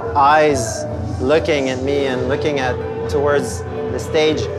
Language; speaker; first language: English; non-native, local second language; French